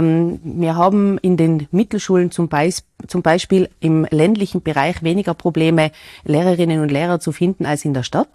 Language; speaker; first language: German; native; German